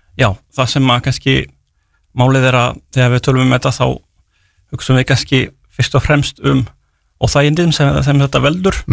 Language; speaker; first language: Icelandic; non-native, fluent; French